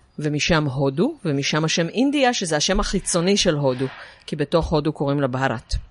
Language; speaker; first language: Hebrew; native; Hebrew